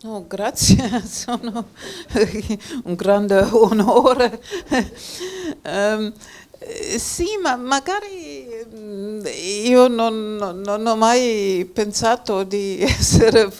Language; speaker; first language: Italian; non-native, fluent; German